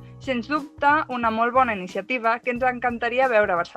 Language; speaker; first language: Catalan; native; Catalan